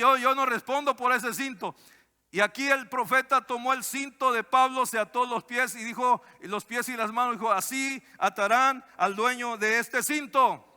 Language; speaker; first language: Spanish; native; Spanish